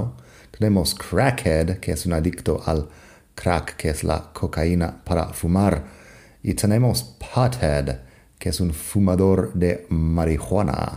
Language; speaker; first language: Spanish; non-native, fluent; English